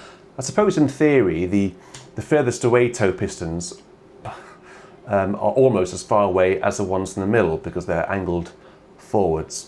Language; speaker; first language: English; native; English